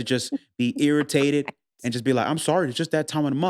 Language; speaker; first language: English; native; English